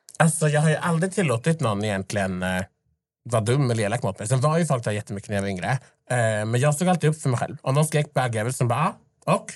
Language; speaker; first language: Swedish; early bilingual, other home language; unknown